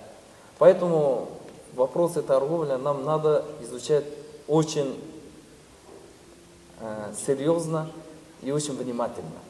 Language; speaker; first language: Russian; non-native, fluent; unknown